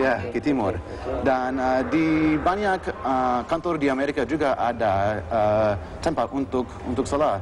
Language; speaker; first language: Indonesian; non-native, fluent; English